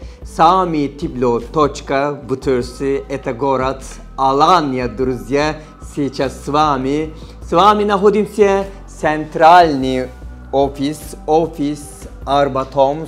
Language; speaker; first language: Russian; non-native, fluent; Turkish